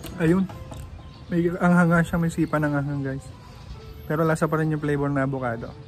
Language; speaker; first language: Filipino; non-native, local second language; Bikol